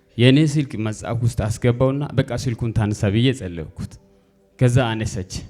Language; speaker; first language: Amharic; native; Amharic